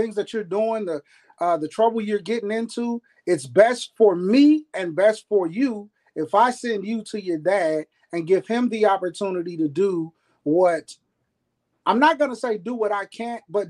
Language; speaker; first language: English; native; English